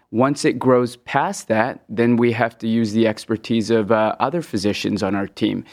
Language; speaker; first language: English; early bilingual, other home language; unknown